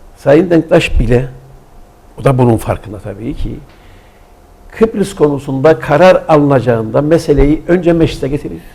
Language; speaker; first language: Turkish; native; Turkish